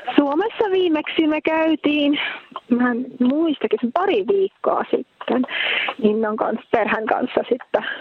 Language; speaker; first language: Finnish; early bilingual, heritage; Finnish